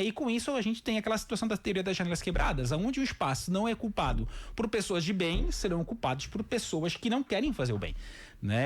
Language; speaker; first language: Portuguese; native; Portuguese